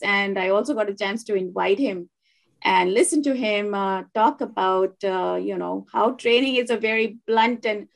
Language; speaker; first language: English; non-native, local second language; Hindi